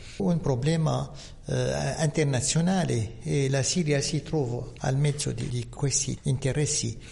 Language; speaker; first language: Italian; non-native, fluent; Arabic